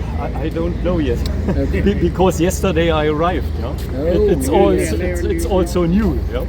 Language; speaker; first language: English; non-native, learner; German